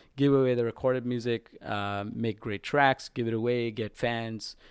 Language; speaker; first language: English; non-native, local second language; Sinhala